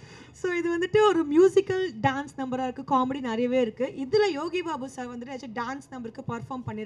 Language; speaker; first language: Tamil; native; Tamil